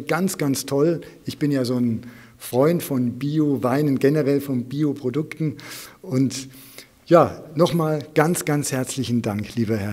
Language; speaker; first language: German; native; German